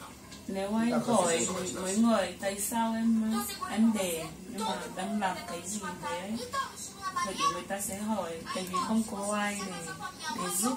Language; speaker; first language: Vietnamese; non-native, learner; Portuguese